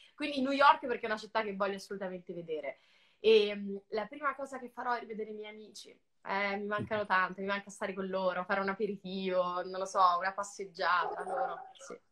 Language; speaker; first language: Italian; native; Italian